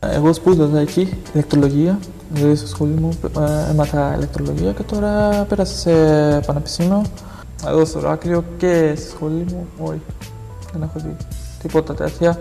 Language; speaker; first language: Greek; non-native, learner; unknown